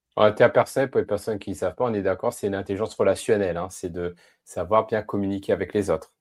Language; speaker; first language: French; native; French